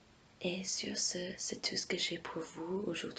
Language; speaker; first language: French; non-native, fluent; English